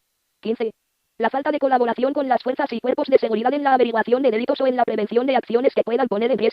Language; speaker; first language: Spanish; native; Spanish